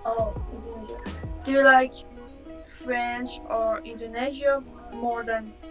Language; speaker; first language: English; non-native, learner; Persian